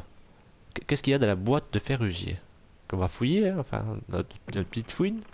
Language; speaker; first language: French; native; French